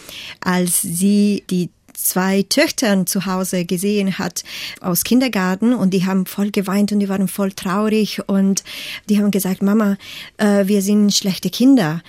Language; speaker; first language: German; non-native, fluent; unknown